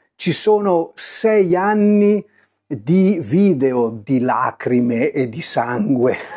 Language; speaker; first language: Italian; native; Italian